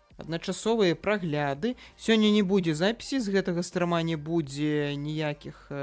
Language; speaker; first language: Belarusian; non-native, local second language; Russian